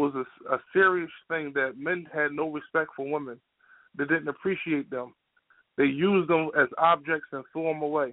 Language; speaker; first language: English; native; English